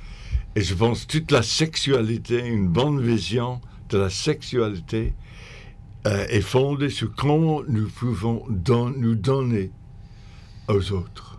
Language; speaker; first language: French; non-native, fluent; English